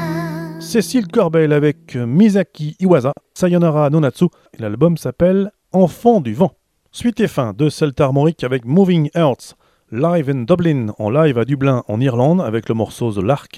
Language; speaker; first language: French; native; French